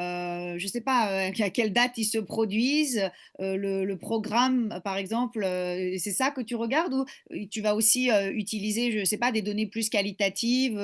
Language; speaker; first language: French; native; French